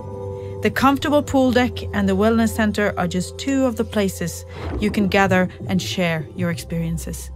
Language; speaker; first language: English; non-native, fluent; Norwegian